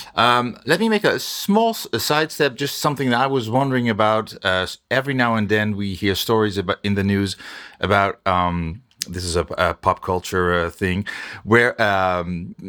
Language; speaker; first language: English; non-native, fluent; Dutch